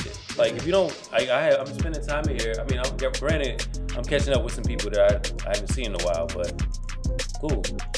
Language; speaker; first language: English; native; English